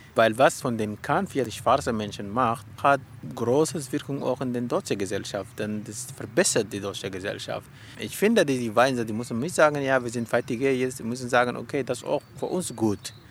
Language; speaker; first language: German; non-native, learner; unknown